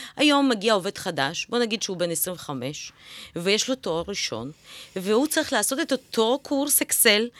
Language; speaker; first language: Hebrew; early bilingual, other home language; Russian